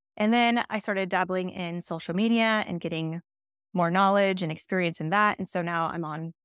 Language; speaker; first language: English; native; English